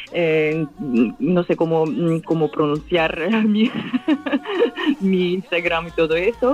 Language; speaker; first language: Spanish; non-native, fluent; Russian